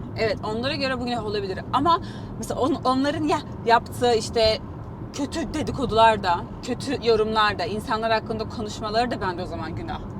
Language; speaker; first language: Turkish; native; Turkish